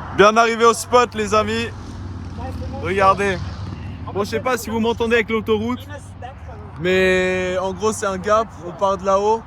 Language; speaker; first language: French; native; French